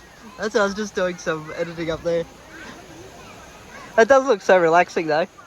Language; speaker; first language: English; native; English